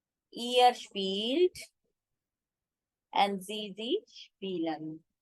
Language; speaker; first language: German; non-native, fluent; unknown